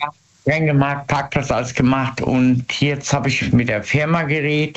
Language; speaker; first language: German; native; German